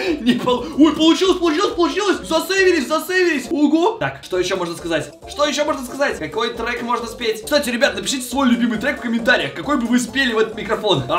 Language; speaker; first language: Russian; native; Russian